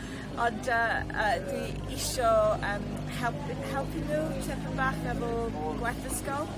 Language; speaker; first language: Welsh; non-native, learner; English